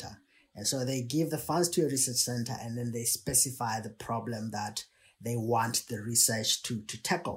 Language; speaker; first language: English; non-native, local second language; Tswana